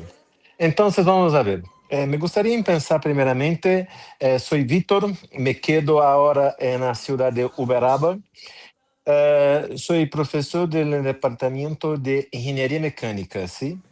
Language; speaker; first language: Spanish; non-native, fluent; Portuguese